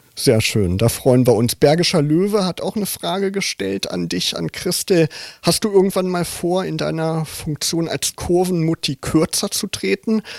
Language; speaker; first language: German; native; German